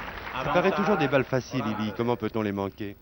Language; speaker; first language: French; native; French